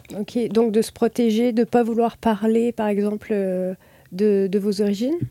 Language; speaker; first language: French; native; French